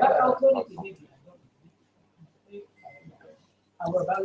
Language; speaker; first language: English; non-native, learner; Indonesian